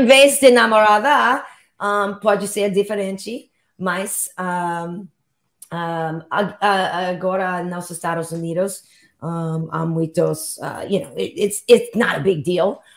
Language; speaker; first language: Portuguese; non-native, learner; English